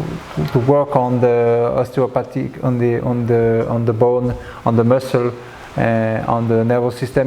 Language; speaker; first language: English; non-native, learner; French